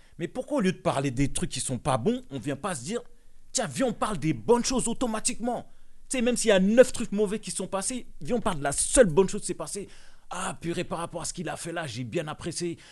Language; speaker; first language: French; non-native, local second language; Bambara